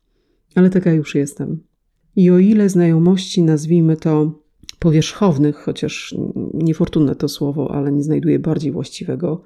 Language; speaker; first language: Polish; native; Polish